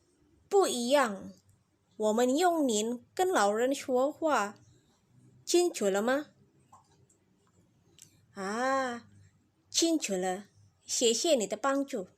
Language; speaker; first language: Chinese; non-native, fluent; Indonesian